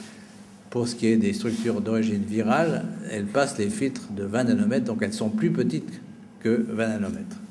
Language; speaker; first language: French; native; French